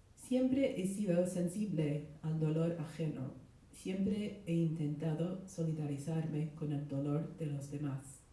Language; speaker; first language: Spanish; non-native, fluent; English